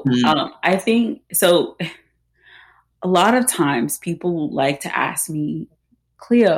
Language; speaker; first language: English; native; English